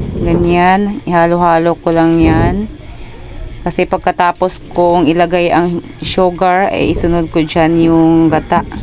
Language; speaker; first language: Filipino; non-native, local second language; Cebuano